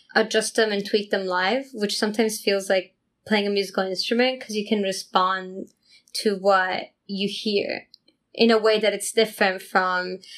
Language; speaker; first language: English; non-native, fluent; Italian